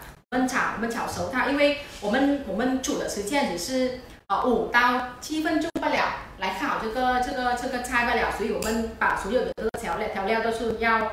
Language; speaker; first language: Chinese; non-native, fluent; Vietnamese